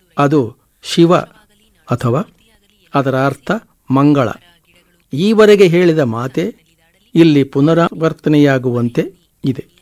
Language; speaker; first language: Kannada; native; Kannada